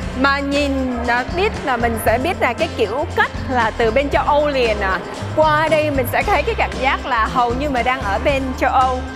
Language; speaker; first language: Vietnamese; early bilingual, heritage; Vietnamese